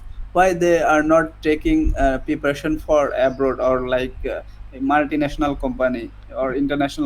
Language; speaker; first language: English; non-native, learner; Bangla